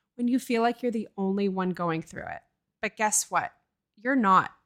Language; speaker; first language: English; native; English